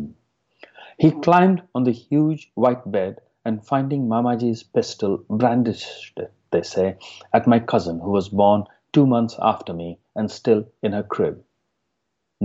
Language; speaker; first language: English; non-native, local second language; Hindi